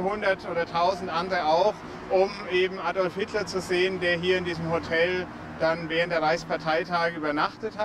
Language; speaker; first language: German; native; German